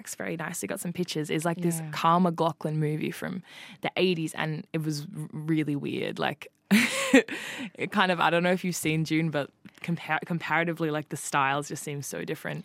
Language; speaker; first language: English; native; English